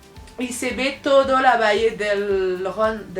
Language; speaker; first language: Spanish; non-native, fluent; French